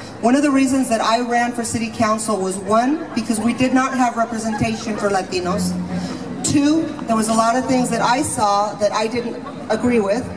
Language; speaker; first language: English; early bilingual, other home language; Spanish